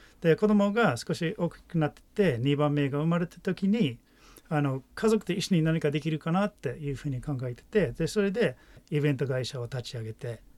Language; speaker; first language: Japanese; non-native, fluent; English